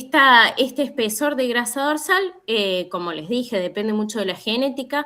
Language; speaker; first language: Spanish; native; Spanish